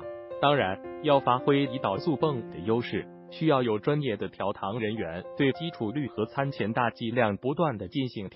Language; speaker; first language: Chinese; native; Chinese